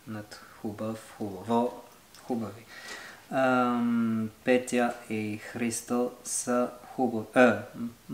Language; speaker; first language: Bulgarian; non-native, learner; French